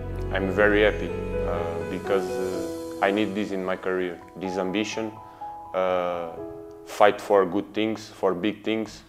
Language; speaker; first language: English; non-native, learner; Portuguese